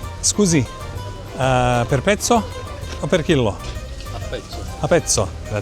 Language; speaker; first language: Italian; non-native, learner; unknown